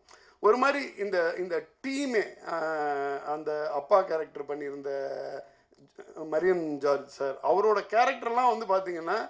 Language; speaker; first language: Tamil; native; Tamil